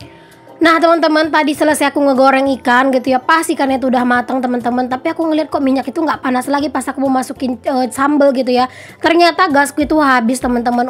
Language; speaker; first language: Indonesian; native; Indonesian